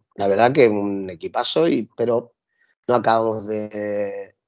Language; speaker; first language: Spanish; native; Spanish